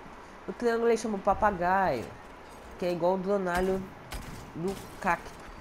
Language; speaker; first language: Portuguese; native; Portuguese